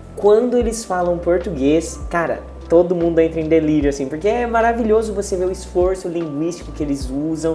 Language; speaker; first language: Portuguese; native; Portuguese